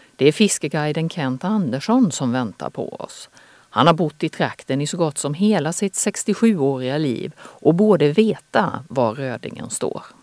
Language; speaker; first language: Swedish; native; Swedish